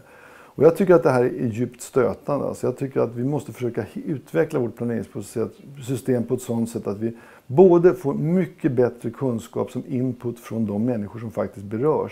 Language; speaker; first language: Swedish; native; Swedish